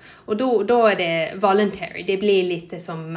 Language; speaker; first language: Swedish; non-native, fluent; English